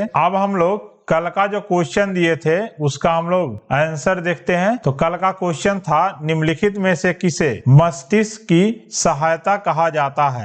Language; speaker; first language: Hindi; native; Hindi